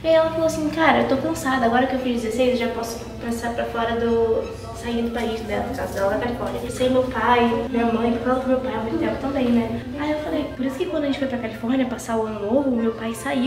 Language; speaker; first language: Portuguese; native; Portuguese